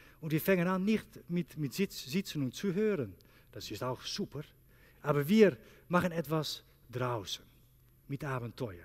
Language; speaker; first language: German; non-native, learner; Dutch